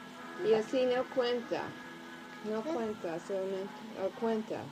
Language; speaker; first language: Spanish; non-native, learner; English